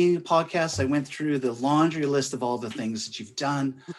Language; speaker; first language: English; native; English